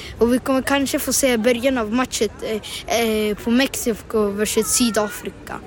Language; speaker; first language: Swedish; non-native, learner; Arabic